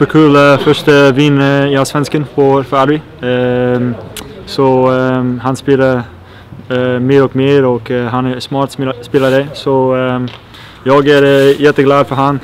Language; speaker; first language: Swedish; non-native, learner; English